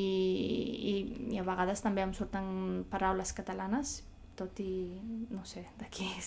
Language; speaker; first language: Catalan; non-native, fluent; Greek